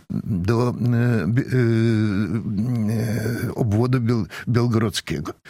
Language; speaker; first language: Polish; non-native, fluent; Russian